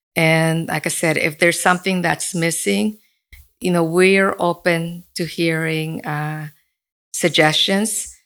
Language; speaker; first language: English; early bilingual, other home language; Spanish